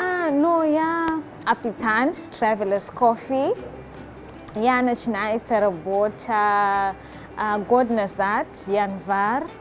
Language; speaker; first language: Russian; non-native, learner; Shona